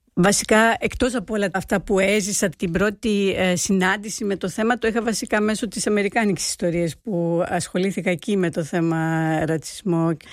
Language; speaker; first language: Greek; early bilingual, heritage; Greek